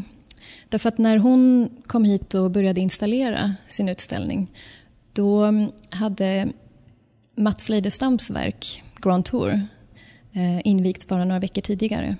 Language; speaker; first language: Swedish; native; Swedish